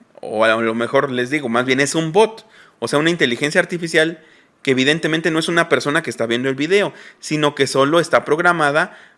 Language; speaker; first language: Spanish; native; Spanish